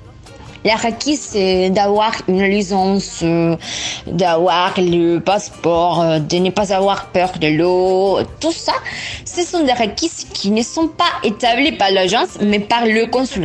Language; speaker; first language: French; non-native, learner; Spanish